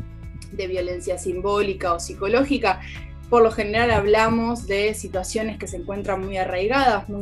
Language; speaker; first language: Spanish; native; Spanish